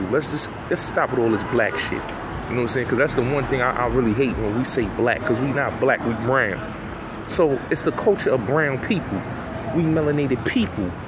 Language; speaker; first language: English; native; English